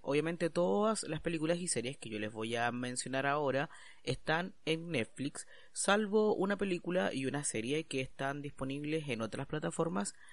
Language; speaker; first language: Spanish; native; Spanish